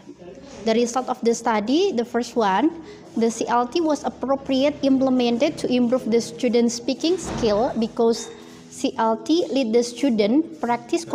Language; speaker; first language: English; non-native, fluent; Indonesian